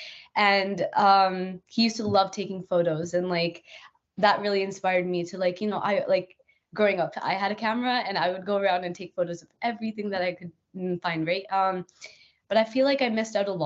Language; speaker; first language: English; native; English